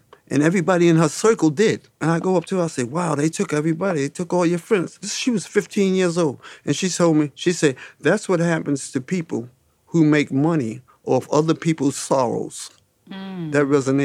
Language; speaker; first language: English; native; English